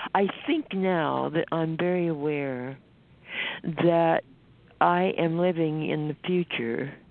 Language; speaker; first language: English; native; English